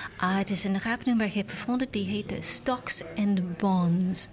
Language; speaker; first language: Dutch; non-native, learner; English